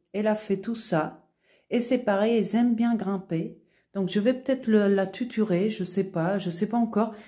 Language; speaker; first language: French; non-native, fluent; Portuguese